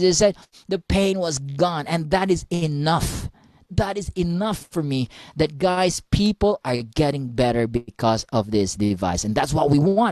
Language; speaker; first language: English; non-native, local second language; Filipino